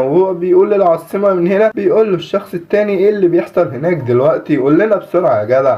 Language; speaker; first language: Arabic; native; Arabic